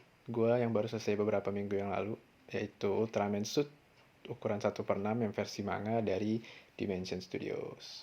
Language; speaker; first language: Indonesian; native; Indonesian